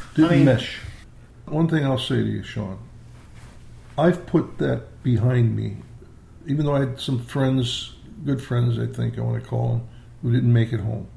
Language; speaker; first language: English; native; English